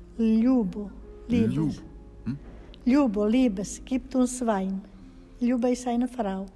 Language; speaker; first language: German; non-native, fluent; Serbian